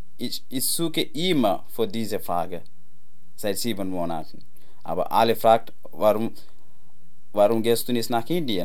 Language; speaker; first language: German; non-native, learner; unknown